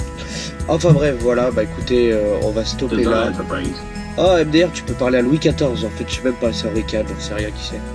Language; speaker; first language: French; native; French